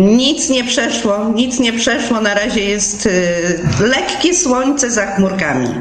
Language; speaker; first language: Polish; native; Polish